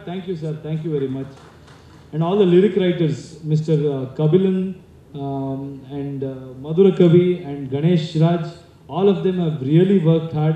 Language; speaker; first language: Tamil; non-native, learner; Kannada